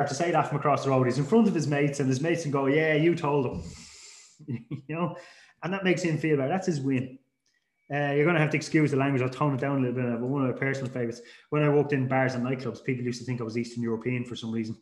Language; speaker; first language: English; native; English